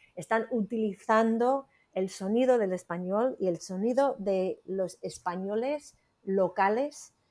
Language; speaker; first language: Spanish; non-native, fluent; English